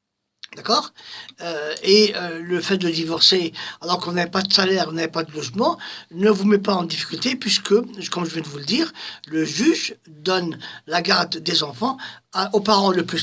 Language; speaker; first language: French; non-native, local second language; Arabic